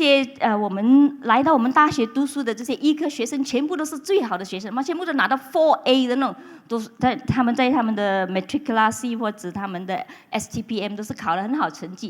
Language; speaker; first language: Chinese; non-native, local second language; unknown